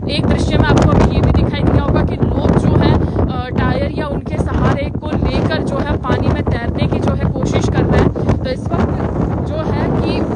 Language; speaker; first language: Hindi; non-native, local second language; Gujarati